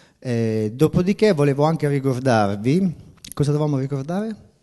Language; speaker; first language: Italian; native; Italian